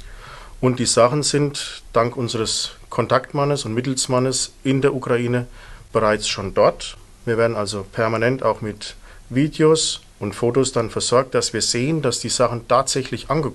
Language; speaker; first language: German; native; German